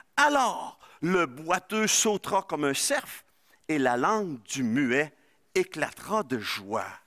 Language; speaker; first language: French; native; French